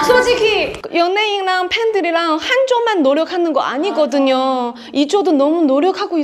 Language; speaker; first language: Korean; non-native, fluent; Chinese